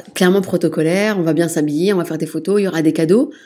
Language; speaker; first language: French; native; French